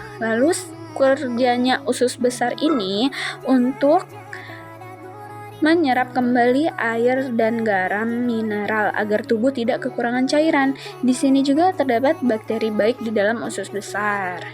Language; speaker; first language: Indonesian; native; Indonesian